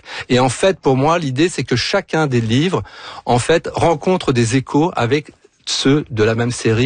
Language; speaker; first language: French; native; French